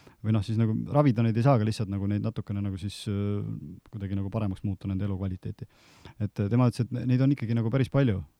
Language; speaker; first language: Estonian; native; Estonian